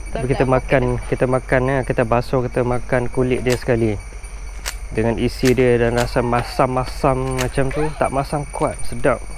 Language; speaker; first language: Malay; non-native, fluent; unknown